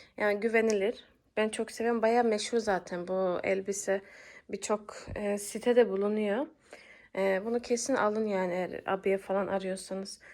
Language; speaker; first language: Turkish; early bilingual, heritage; Turkish